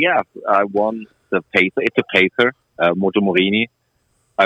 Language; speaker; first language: English; non-native, fluent; German